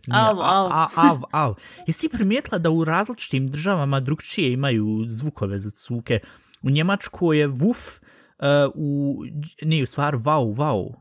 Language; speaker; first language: Bosnian; native; Bosnian